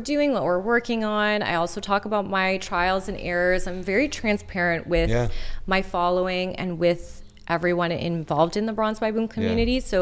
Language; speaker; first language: English; native; English